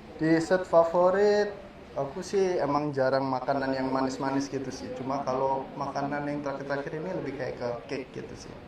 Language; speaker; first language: Indonesian; native; Indonesian